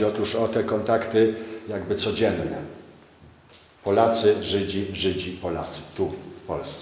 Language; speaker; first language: Polish; native; Polish